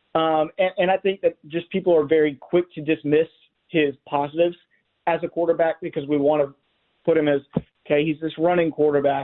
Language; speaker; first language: English; native; English